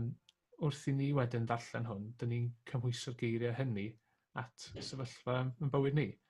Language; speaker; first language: Welsh; native; Welsh